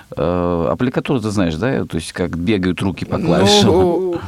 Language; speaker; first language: Russian; native; Russian